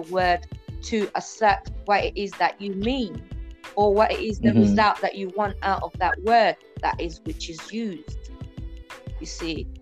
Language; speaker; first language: English; non-native, local second language; Ganda